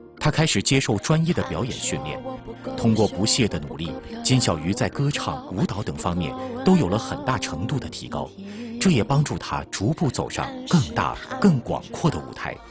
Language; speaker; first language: Chinese; native; Chinese